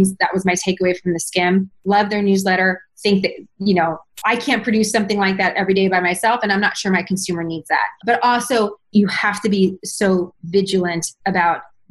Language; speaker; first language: English; native; English